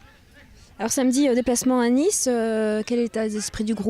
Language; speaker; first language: French; native; French